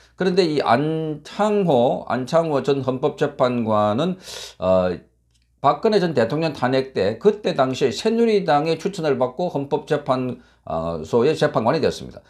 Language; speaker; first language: Korean; native; Korean